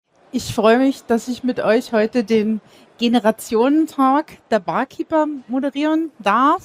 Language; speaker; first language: German; native; German